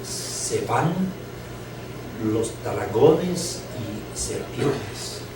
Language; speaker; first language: Spanish; non-native, learner; Chinese